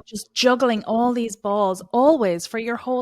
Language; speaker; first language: English; native; English